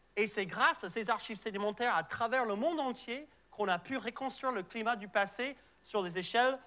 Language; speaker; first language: French; non-native, fluent; English